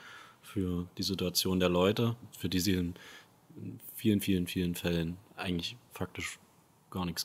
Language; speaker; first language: German; native; German